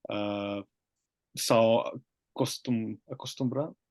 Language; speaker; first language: Portuguese; non-native, learner; Finnish